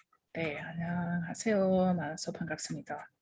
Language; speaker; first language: Korean; non-native, learner; English